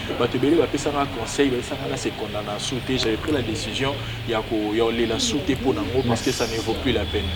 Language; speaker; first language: Lingala; native; Lingala